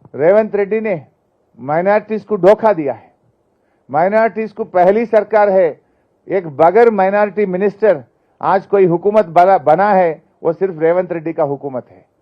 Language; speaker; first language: Hindi; non-native, local second language; Telugu